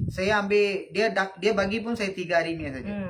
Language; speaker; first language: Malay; non-native, local second language; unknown